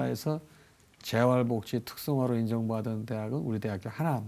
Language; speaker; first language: Korean; native; Korean